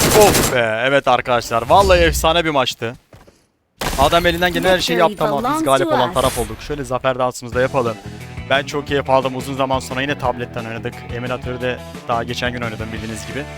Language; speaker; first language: Turkish; native; Turkish